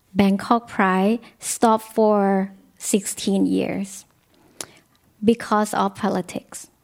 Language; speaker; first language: English; non-native, learner; Thai